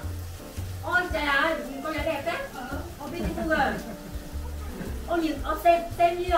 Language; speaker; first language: English; non-native, learner; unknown